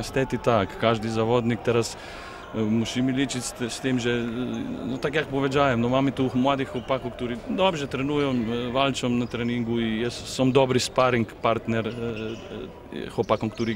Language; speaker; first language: Polish; non-native, fluent; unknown